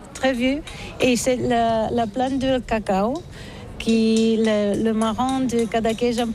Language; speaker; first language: French; non-native, learner; Catalan